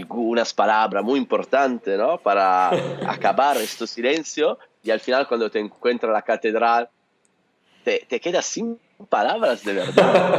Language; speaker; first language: Spanish; non-native, fluent; Italian